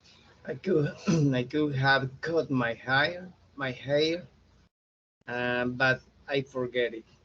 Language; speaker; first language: English; non-native, learner; Spanish